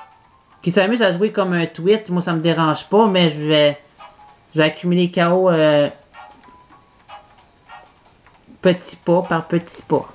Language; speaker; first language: French; native; French